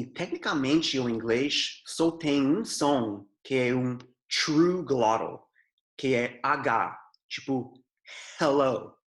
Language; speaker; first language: Portuguese; non-native, fluent; English